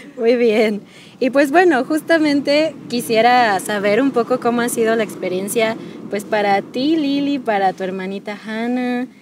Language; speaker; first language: Spanish; native; Spanish